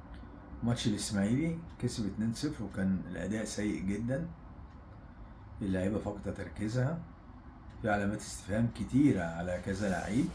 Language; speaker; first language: Arabic; native; Arabic